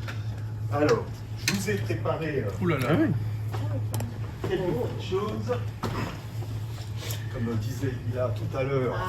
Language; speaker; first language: French; native; French